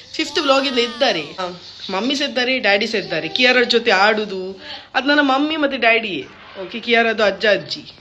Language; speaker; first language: Kannada; non-native, local second language; Tulu